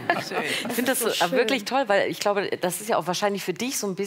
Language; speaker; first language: German; native; German